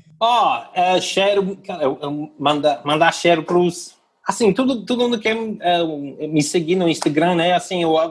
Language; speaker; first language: Portuguese; non-native, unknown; English